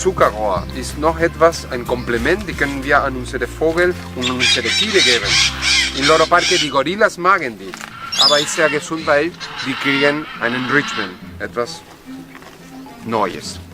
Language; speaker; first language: German; non-native, fluent; Spanish